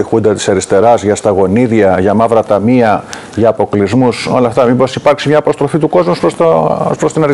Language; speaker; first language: Greek; native; Greek